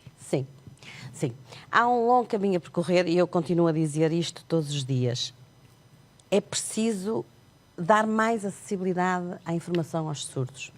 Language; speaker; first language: Portuguese; non-native, local second language; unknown